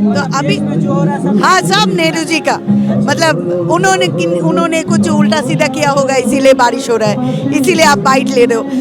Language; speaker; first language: Hindi; non-native, local second language; Bangla